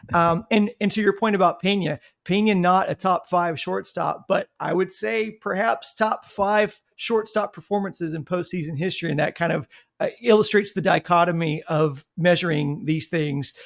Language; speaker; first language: English; native; English